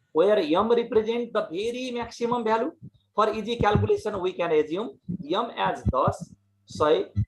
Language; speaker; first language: English; non-native, local second language; Nepali